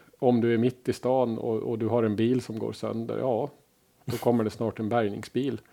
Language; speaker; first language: Swedish; native; Swedish